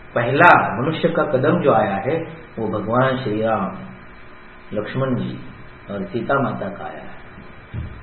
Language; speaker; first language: Hindi; non-native, local second language; Marathi